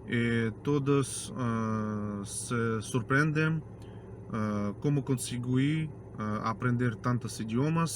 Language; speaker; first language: Portuguese; non-native, fluent; Russian